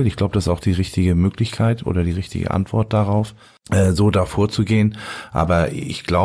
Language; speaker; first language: German; native; German